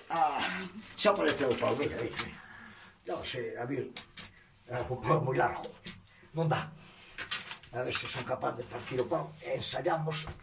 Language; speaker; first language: Galician; native; Galician